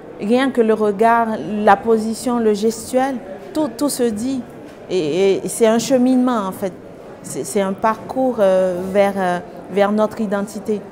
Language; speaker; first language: French; non-native, local second language; Haitian Creole